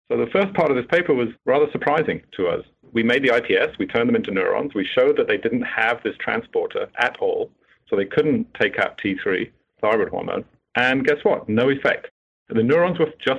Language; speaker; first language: English; native; English